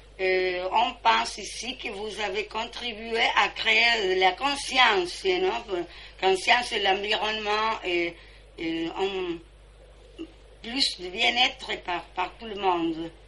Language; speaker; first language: French; non-native, fluent; Spanish